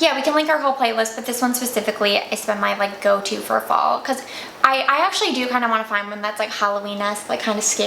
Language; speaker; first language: English; native; English